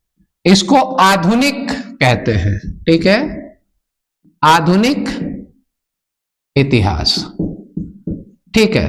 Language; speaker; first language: Hindi; native; Hindi